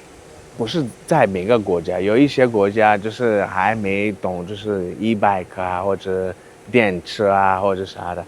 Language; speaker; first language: Chinese; non-native, learner; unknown